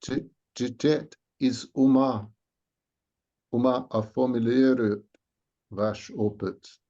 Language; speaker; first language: Russian; non-native, fluent; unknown